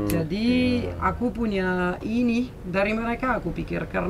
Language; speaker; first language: Indonesian; non-native, fluent; French